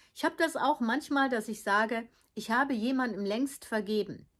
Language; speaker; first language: German; early bilingual, heritage; Dutch